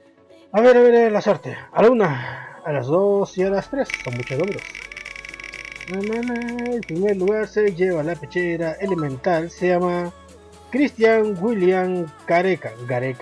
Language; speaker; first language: Spanish; native; Spanish